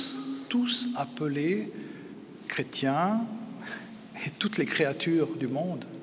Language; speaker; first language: French; native; French